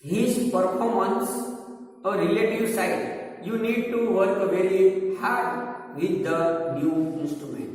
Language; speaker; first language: English; non-native, local second language; Gujarati